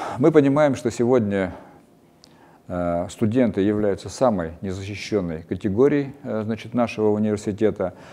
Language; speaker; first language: Russian; native; Russian